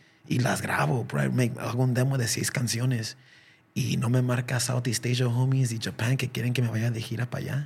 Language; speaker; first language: Spanish; early bilingual, heritage; Spanish